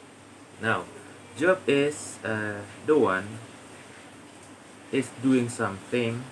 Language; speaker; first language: English; non-native, learner; Indonesian